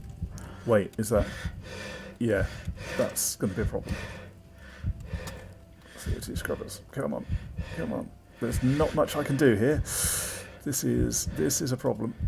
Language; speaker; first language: English; native; English